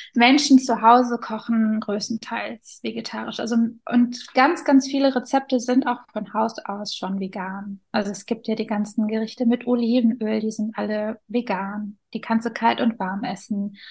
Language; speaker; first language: German; early bilingual, other home language; Turkish